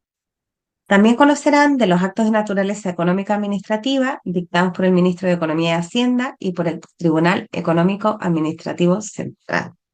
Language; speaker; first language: Spanish; native; Spanish